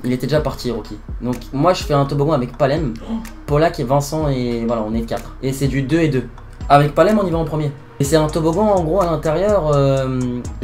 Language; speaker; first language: French; native; French